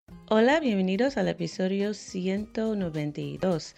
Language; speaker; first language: Spanish; non-native, fluent; English